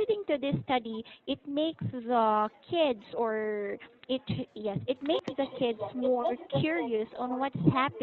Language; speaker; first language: English; non-native, local second language; Filipino